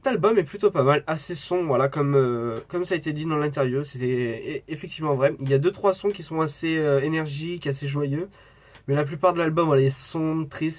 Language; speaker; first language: French; native; French